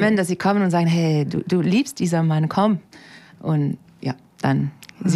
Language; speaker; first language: German; non-native, learner; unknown